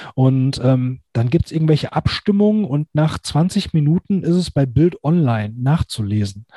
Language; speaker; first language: German; native; German